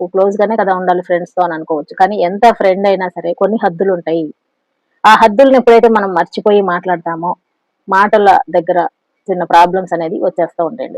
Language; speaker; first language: Telugu; native; Telugu